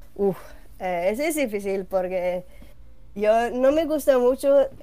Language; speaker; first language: Spanish; non-native, learner; Swedish